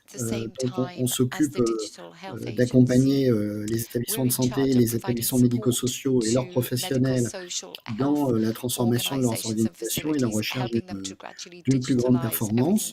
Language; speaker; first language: French; native; French